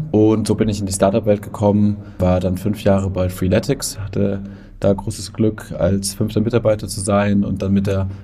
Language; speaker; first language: German; native; German